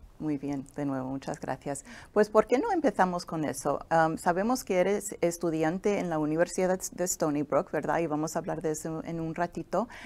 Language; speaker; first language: Spanish; non-native, fluent; English